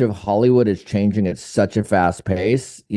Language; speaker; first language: English; native; English